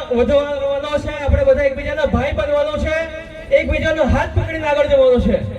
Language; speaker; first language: Gujarati; non-native, local second language; Kukna